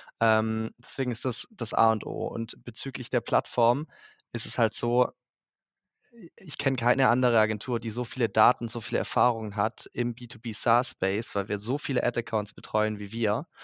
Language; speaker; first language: German; native; German